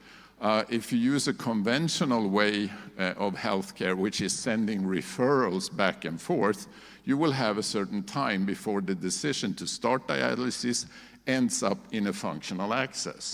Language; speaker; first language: English; non-native, fluent; Swedish